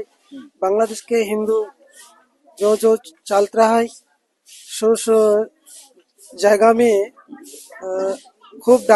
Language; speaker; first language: Hindi; non-native, learner; Bangla